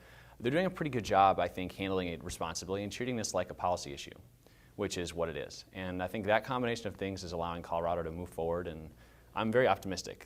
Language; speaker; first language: English; native; English